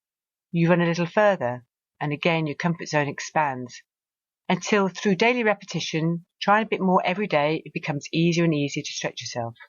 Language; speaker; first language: English; native; English